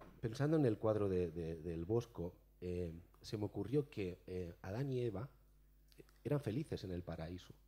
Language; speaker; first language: Spanish; native; Spanish